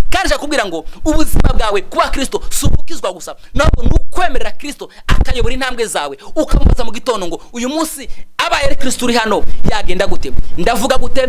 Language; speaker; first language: Kinyarwanda; native; Kinyarwanda